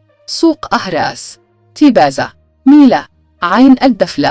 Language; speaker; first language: Arabic; native; Arabic